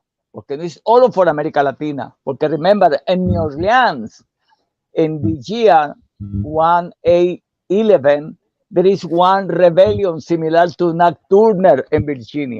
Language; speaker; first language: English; non-native, learner; Portuguese